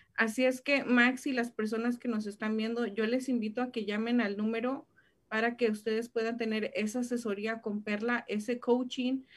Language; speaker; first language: Spanish; native; Spanish